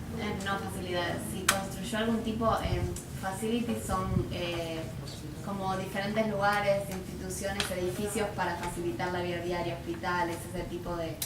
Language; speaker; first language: Spanish; non-native, fluent; English